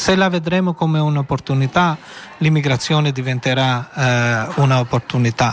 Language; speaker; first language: Italian; non-native, fluent; Albanian